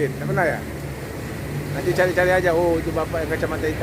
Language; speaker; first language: Indonesian; native; Indonesian